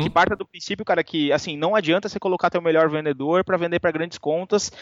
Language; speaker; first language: Portuguese; native; Portuguese